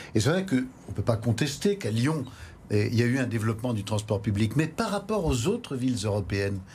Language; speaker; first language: French; native; French